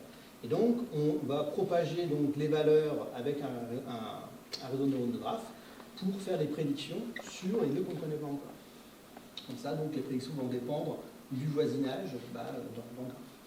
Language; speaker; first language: French; native; French